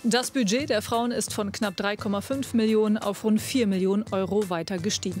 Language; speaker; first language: German; native; German